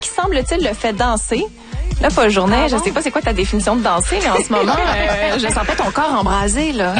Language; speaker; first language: French; native; French